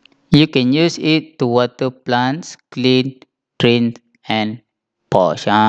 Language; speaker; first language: English; non-native, local second language; Malay